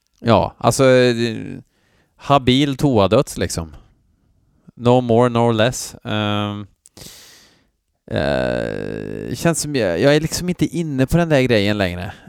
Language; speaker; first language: Swedish; native; Swedish